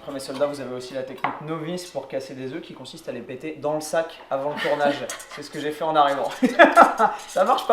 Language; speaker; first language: French; native; French